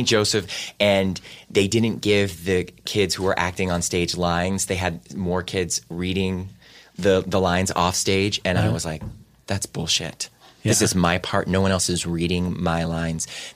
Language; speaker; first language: English; native; English